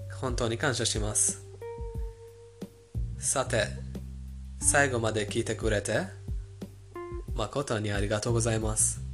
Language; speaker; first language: Japanese; non-native, fluent; Persian